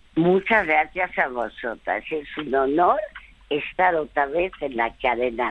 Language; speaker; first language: Spanish; early bilingual, other home language; French